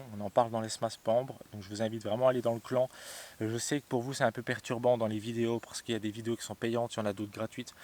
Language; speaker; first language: French; native; French